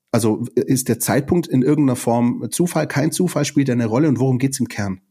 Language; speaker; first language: German; native; German